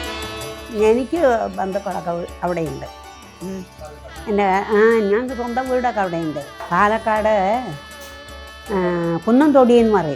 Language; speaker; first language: Malayalam; early bilingual, heritage; Malayalam